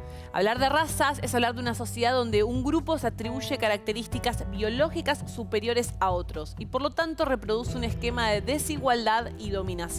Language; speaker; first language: Spanish; native; Spanish